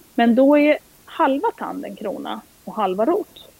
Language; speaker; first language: Swedish; native; Swedish